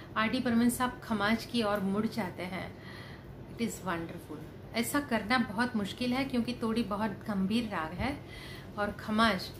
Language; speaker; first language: Hindi; non-native, local second language; Gujarati